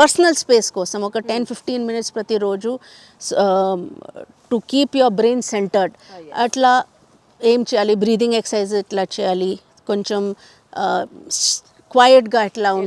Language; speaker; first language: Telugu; non-native, fluent; Hindi